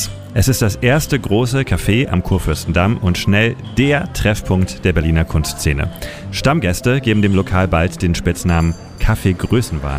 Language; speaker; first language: German; native; German